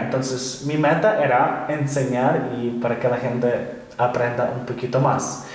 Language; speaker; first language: Spanish; non-native, fluent; Ukrainian